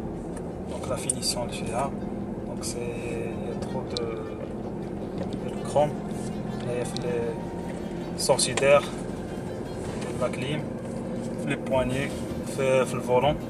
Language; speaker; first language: French; non-native, local second language; Arabic